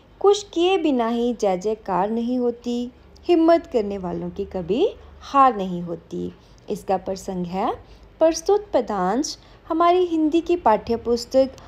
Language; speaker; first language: Hindi; non-native, local second language; Punjabi